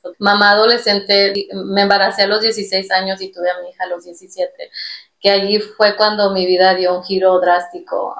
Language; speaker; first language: Spanish; early bilingual, heritage; Spanish